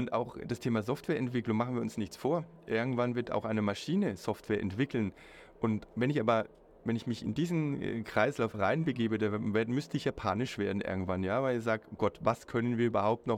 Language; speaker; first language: German; native; German